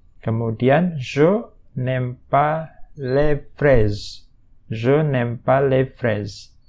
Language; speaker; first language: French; non-native, fluent; Indonesian